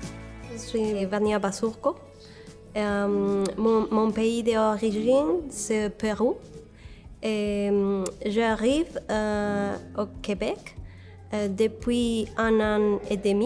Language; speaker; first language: French; non-native, learner; Spanish